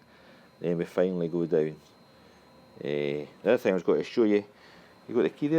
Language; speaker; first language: English; native; English